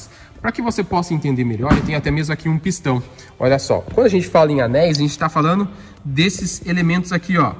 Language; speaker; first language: Portuguese; native; Portuguese